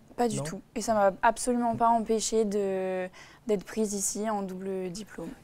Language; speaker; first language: French; native; French